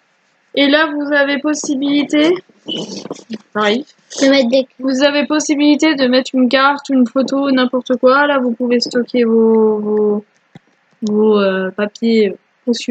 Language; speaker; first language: French; native; French